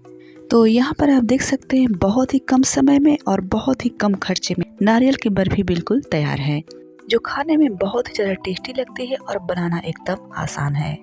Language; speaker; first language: Hindi; native; Hindi